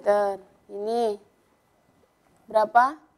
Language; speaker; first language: Indonesian; native; Indonesian